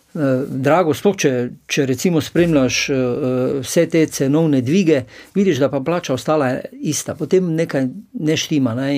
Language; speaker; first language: Slovenian; native; Slovenian